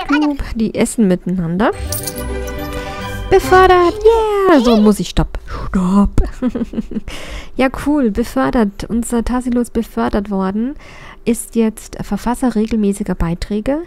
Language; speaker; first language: German; native; German